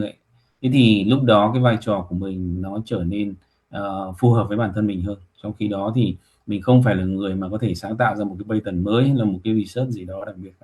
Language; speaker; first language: Vietnamese; native; Vietnamese